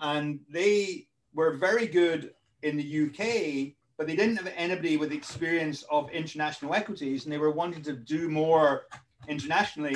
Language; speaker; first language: English; native; English